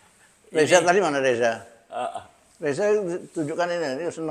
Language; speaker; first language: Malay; non-native, local second language; Javanese